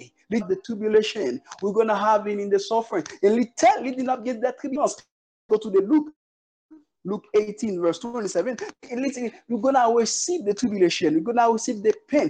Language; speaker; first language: English; non-native, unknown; Haitian Creole